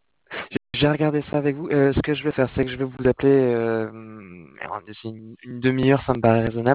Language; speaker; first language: French; native; French